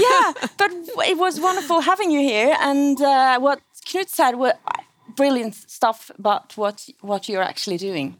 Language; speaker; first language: English; non-native, fluent; Norwegian